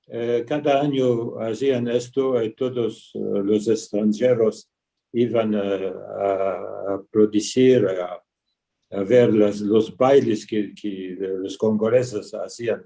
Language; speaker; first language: Spanish; early bilingual, heritage; Ladino